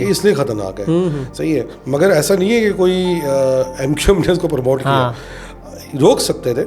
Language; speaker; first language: Urdu; native; Urdu